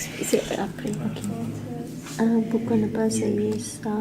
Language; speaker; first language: French; non-native, learner; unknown